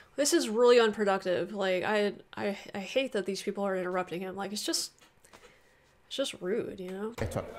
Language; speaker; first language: English; native; English